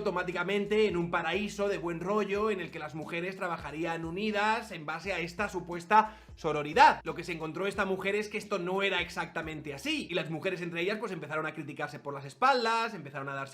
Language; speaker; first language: Spanish; native; Spanish